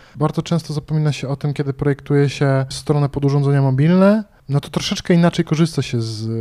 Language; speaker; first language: Polish; native; Polish